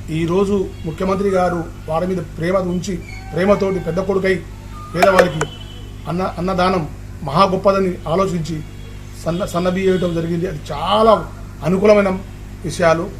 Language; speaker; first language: Telugu; native; Telugu